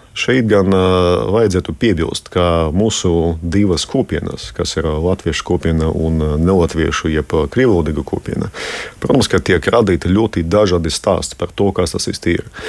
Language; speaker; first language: Latvian; non-native, local second language; Russian